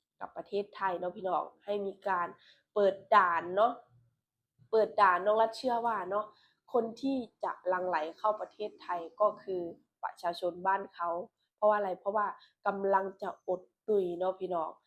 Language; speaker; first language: Thai; non-native, local second language; Lao